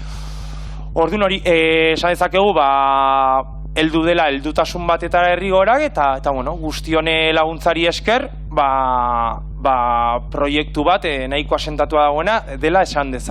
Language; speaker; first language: Basque; native; Basque